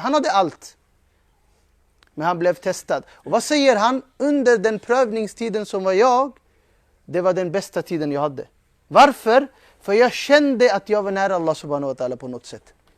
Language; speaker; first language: Swedish; non-native, fluent; Urdu